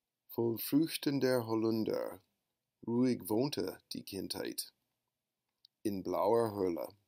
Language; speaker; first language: German; non-native, fluent; English